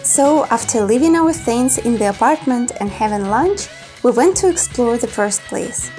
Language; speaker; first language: English; non-native, fluent; Kazakh